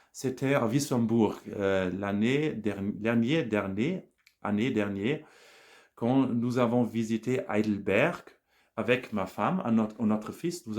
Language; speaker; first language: French; non-native, learner; German